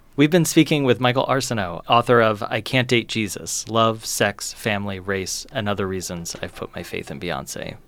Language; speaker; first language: English; native; English